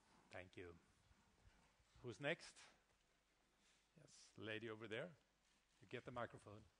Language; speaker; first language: English; non-native, fluent; Swedish